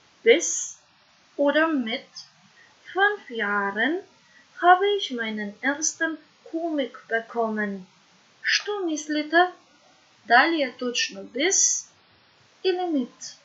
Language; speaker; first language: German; non-native, fluent; Macedonian